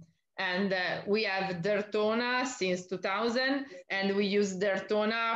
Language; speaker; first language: English; non-native, learner; Italian